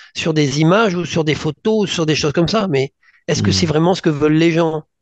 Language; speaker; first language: French; native; French